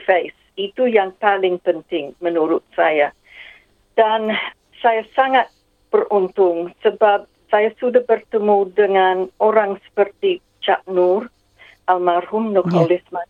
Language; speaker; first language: Indonesian; non-native, fluent; English